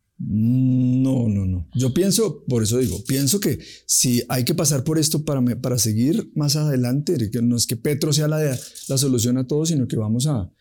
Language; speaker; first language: Spanish; native; Spanish